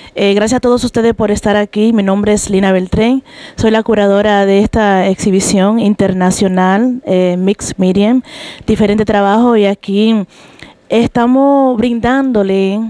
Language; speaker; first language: Spanish; native; Spanish